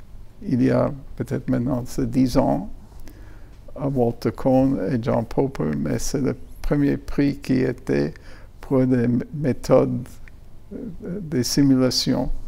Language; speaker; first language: French; non-native, fluent; German